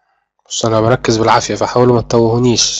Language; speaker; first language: Arabic; native; Arabic